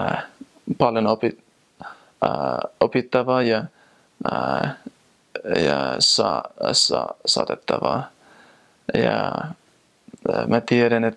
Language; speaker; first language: Finnish; non-native, fluent; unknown